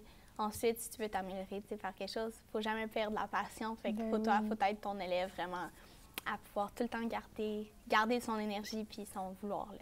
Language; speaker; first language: French; native; French